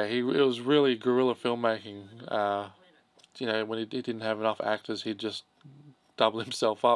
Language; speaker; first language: English; native; English